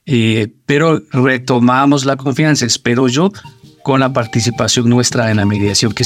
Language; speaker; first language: Spanish; native; Spanish